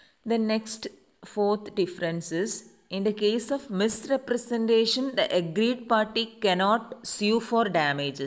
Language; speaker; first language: English; non-native, local second language; Malayalam